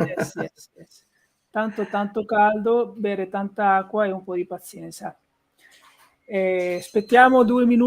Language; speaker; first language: Italian; native; Italian